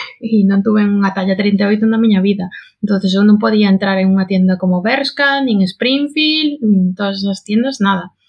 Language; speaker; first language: Galician; non-native, local second language; Spanish